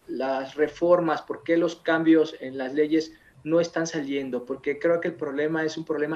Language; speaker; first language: Spanish; native; Spanish